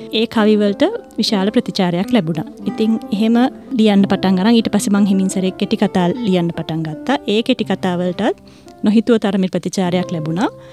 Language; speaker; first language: Sinhala; early bilingual, other home language; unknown